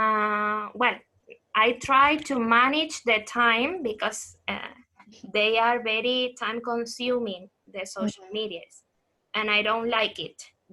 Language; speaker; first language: English; non-native, fluent; Spanish